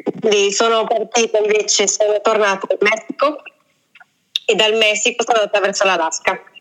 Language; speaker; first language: Italian; native; Italian